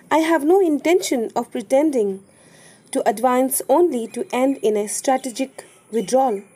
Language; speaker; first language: English; non-native, local second language; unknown